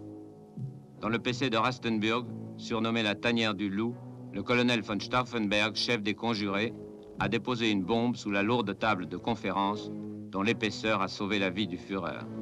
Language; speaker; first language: French; native; French